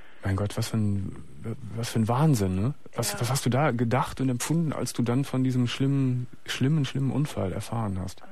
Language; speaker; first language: German; native; German